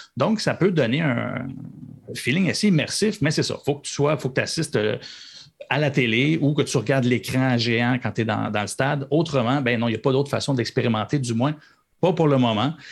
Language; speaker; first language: French; native; French